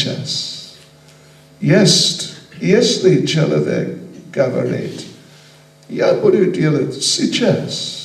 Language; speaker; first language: Russian; non-native, learner; English